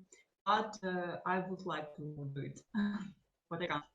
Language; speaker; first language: English; non-native, learner; Russian